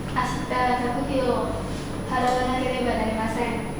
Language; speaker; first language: Japanese; non-native, learner; Indonesian